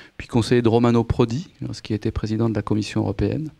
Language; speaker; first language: French; native; French